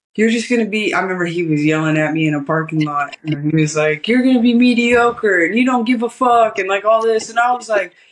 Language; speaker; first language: English; early bilingual, other home language; Malay